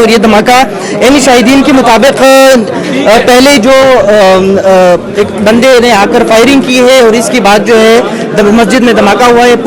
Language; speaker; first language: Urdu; non-native, local second language; Pashto